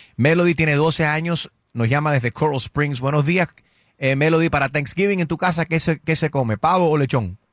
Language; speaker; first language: Spanish; early bilingual, heritage; Spanish